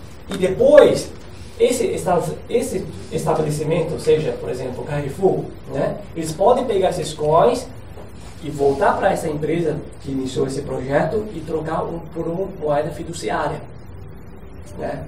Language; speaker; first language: Portuguese; non-native, fluent; Chinese